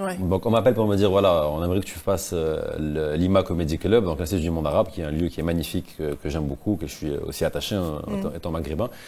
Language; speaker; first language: French; non-native, local second language; Arabic